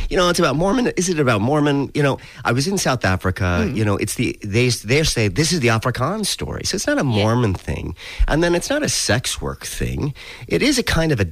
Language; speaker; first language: English; native; English